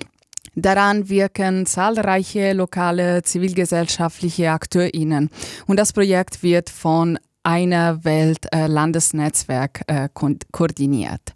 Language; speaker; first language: German; native; German